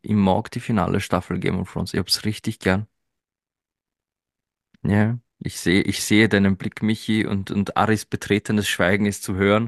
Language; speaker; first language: German; native; German